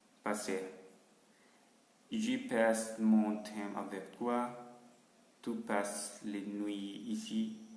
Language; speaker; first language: French; non-native, learner; Spanish